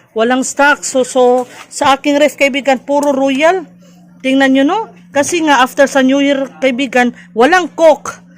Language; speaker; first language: Filipino; non-native, local second language; Cebuano